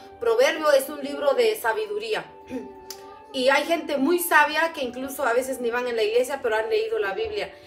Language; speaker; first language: Spanish; non-native, local second language; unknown